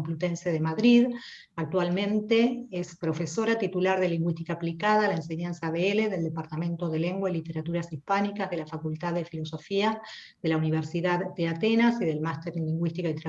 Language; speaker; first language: Spanish; native; Spanish